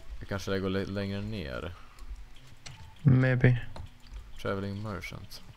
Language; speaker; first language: Swedish; native; Swedish